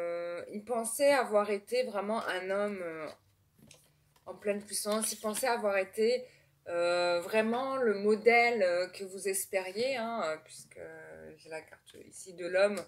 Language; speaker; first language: French; native; French